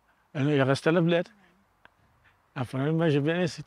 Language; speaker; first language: French; non-native, learner; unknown